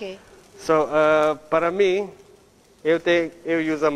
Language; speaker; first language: Portuguese; non-native, learner; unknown